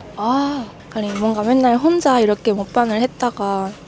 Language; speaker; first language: Korean; non-native, fluent; Japanese